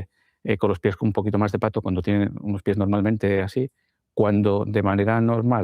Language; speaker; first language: Spanish; native; Spanish